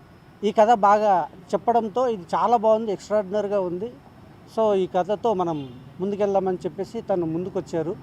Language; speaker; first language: Telugu; native; Telugu